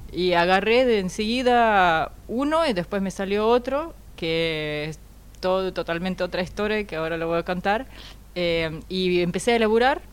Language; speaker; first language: Spanish; non-native, fluent; Russian